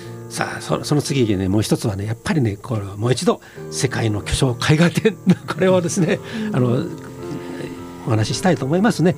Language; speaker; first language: Japanese; native; Japanese